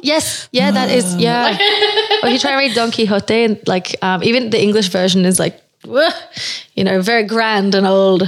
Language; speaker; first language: English; early bilingual, other home language; Spanish